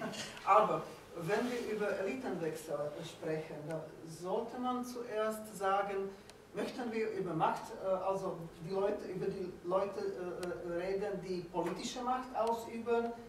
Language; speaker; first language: German; non-native, fluent; Slovak